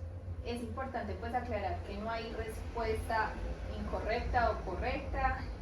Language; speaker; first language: Spanish; native; Spanish